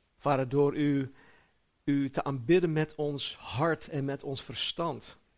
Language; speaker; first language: Dutch; native; Dutch